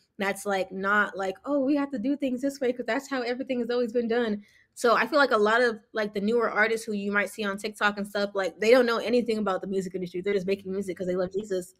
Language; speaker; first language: English; early bilingual, other home language; Yoruba